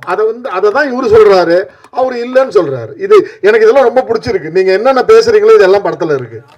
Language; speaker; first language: Tamil; native; Tamil